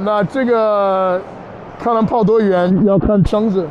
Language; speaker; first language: Chinese; non-native, fluent; English